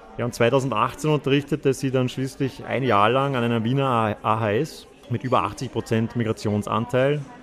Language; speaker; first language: German; native; German